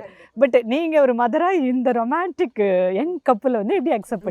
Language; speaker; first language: Tamil; native; Tamil